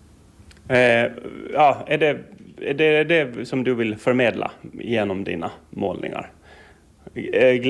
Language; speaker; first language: Swedish; native; Swedish